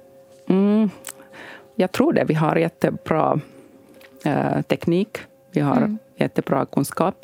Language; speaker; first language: Swedish; non-native, local second language; Finnish